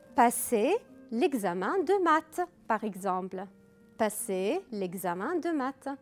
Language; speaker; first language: French; non-native, local second language; Arabic